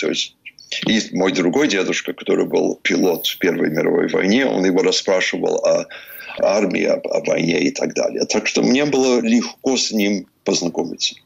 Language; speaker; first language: Russian; non-native, fluent; English